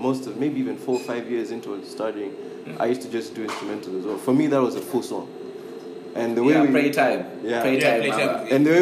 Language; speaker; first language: English; non-native, local second language; Nyanja